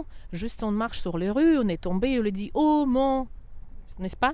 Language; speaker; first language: French; non-native, fluent; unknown